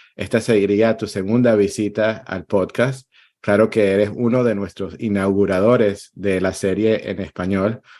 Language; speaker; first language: Spanish; native; Spanish